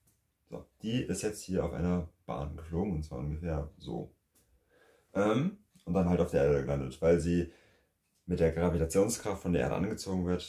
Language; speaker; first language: German; native; German